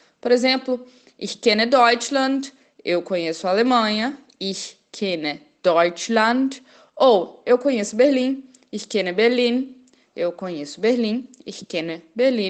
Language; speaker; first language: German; non-native, fluent; Portuguese